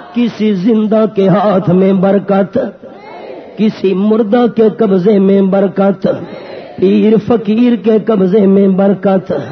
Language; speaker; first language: Urdu; non-native, local second language; Pashto